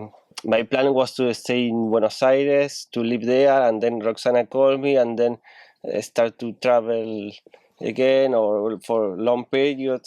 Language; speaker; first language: English; non-native, learner; Spanish